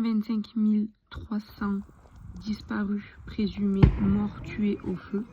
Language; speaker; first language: French; native; French